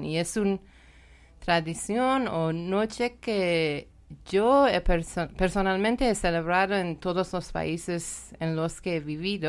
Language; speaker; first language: Spanish; non-native, learner; Persian